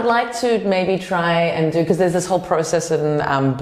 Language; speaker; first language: English; native; English